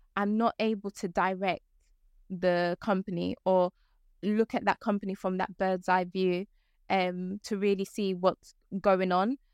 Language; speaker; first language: English; native; English